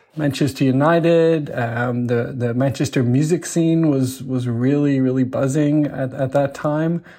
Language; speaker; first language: English; native; English